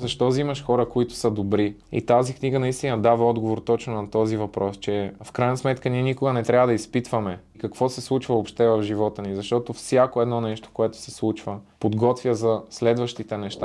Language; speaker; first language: Bulgarian; native; Bulgarian